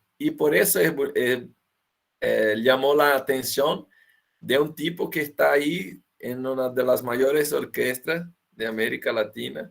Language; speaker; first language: Spanish; non-native, fluent; Portuguese